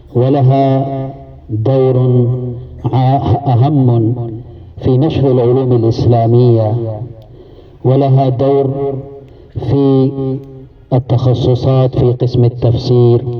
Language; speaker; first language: Arabic; non-native, fluent; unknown